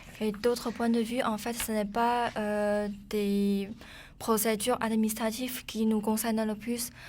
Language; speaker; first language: French; non-native, fluent; Chinese